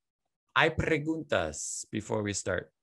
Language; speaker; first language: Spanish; non-native, fluent; English